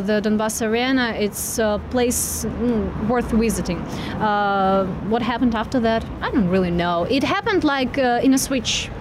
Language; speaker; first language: English; non-native, fluent; Russian